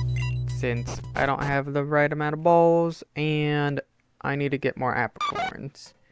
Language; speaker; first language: English; native; English